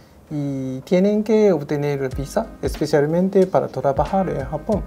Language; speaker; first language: Spanish; non-native, learner; Japanese